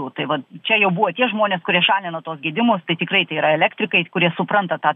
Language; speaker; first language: Lithuanian; native; Lithuanian